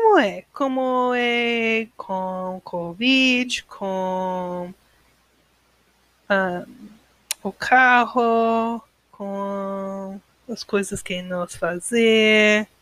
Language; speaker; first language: Portuguese; non-native, learner; English